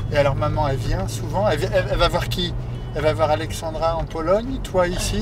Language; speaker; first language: French; native; French